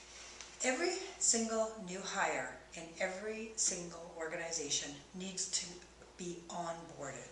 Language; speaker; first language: English; native; English